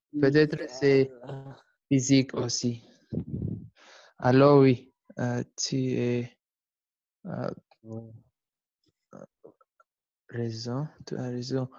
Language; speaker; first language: French; non-native, learner; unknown